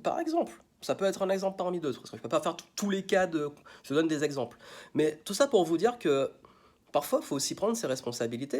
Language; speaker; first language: French; native; French